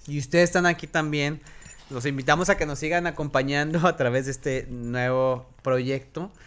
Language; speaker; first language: Spanish; native; Spanish